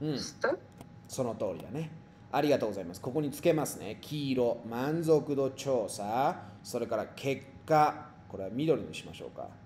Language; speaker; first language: Japanese; non-native, fluent; Spanish